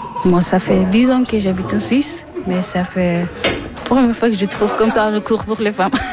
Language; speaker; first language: French; non-native, learner; Persian